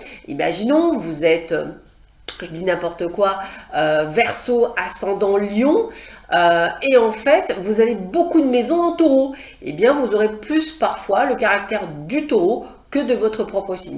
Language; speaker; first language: French; native; French